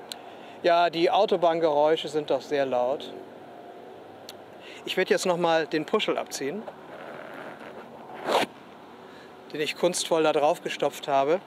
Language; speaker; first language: German; native; German